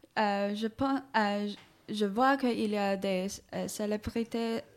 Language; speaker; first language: French; non-native, learner; Cantonese